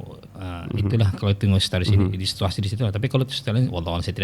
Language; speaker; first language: Malay; native; Malay